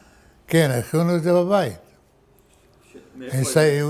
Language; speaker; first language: Hebrew; non-native, fluent; Arabic